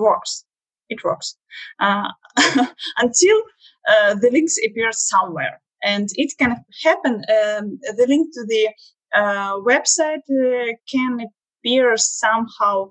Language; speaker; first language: English; non-native, learner; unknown